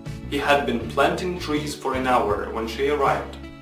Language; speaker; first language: English; non-native, fluent; Russian